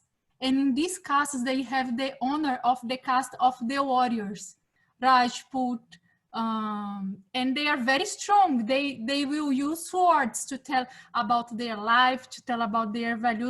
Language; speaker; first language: English; non-native, fluent; Portuguese